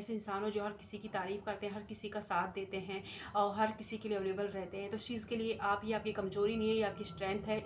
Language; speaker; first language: Hindi; native; Hindi